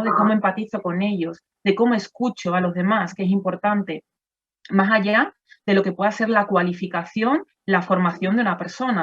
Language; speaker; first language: Spanish; native; Spanish